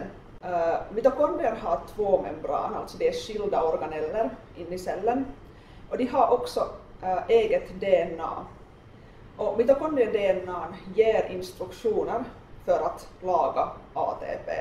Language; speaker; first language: Swedish; non-native, local second language; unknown